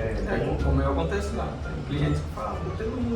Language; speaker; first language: Portuguese; non-native, fluent; Spanish